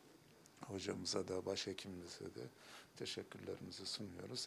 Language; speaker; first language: Turkish; native; Turkish